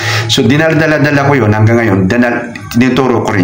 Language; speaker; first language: Filipino; non-native, local second language; Cebuano